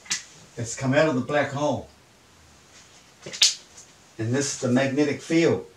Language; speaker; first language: English; native; English